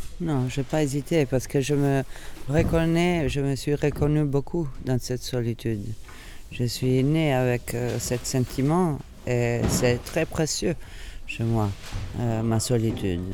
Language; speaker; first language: French; non-native, fluent; Italian